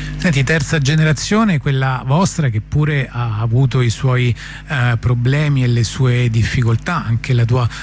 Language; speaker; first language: Italian; native; Italian